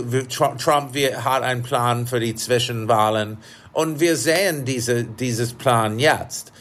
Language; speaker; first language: German; non-native, fluent; English